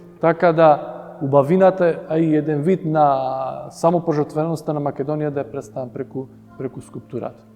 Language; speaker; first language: Macedonian; early bilingual, heritage; Macedonian